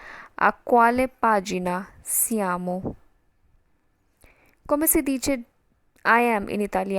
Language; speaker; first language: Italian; non-native, fluent; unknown